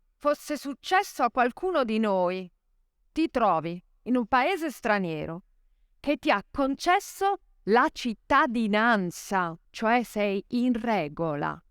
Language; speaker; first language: Italian; native; Italian